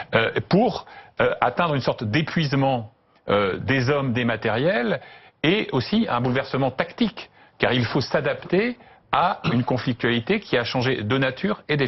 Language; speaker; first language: French; native; French